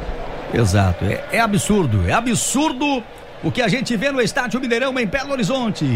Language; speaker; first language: Portuguese; native; Portuguese